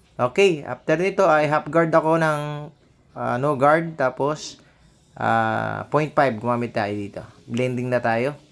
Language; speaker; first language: Filipino; native; Filipino